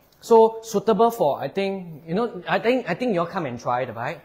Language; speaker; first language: English; non-native, local second language; Chinese